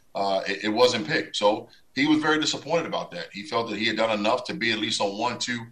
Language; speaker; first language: English; native; English